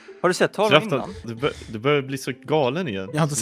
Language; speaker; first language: Swedish; native; Swedish